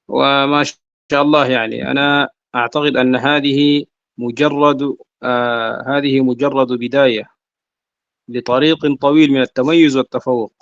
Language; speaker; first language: Arabic; non-native, fluent; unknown